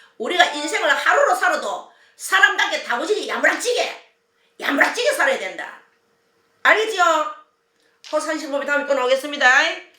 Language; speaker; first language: Korean; native; Korean